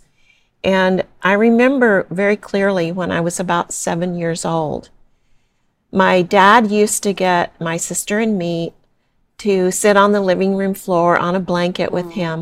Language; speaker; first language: English; native; English